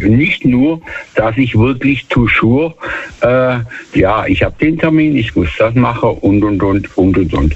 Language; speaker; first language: German; native; German